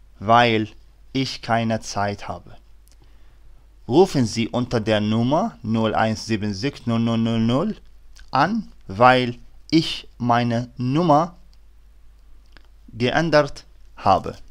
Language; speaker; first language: German; non-native, learner; Arabic